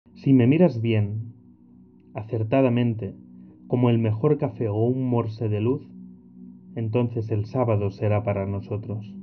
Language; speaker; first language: Spanish; non-native, local second language; Catalan